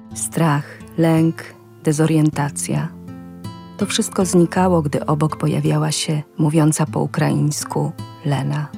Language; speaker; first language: Polish; native; Polish